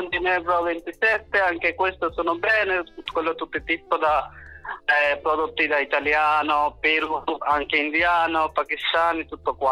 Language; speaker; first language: Italian; non-native, learner; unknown